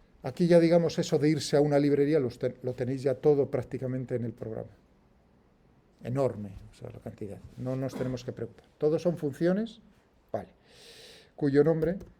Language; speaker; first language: Spanish; native; Spanish